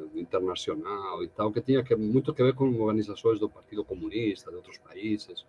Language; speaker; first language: Portuguese; non-native, fluent; Catalan